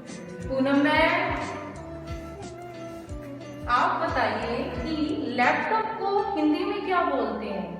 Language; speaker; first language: Hindi; native; Hindi